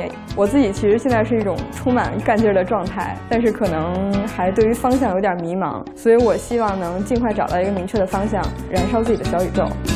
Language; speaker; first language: Chinese; native; Chinese